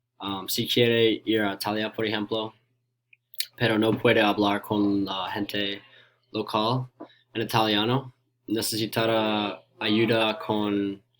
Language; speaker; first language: Spanish; non-native, learner; English